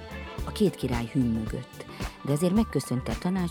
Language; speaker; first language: Hungarian; native; Hungarian